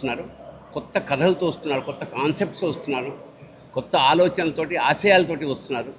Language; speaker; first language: Telugu; native; Telugu